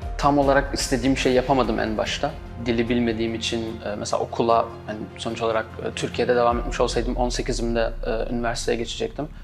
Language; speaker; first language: Turkish; native; Turkish